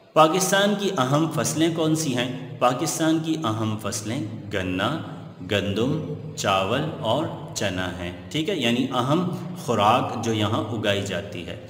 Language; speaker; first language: Urdu; native; Urdu